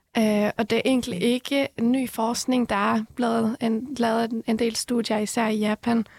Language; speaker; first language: Danish; non-native, fluent; Persian